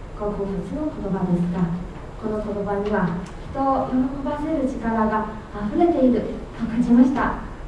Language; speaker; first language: Japanese; non-native, fluent; Chinese